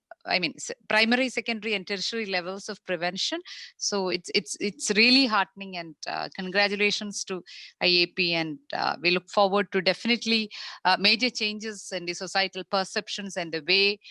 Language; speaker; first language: English; non-native, local second language; Malayalam